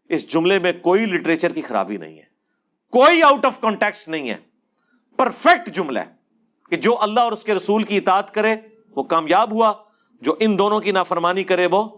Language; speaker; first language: Urdu; non-native, local second language; Punjabi